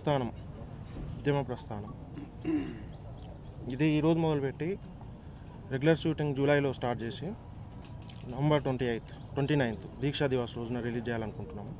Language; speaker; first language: Telugu; native; Telugu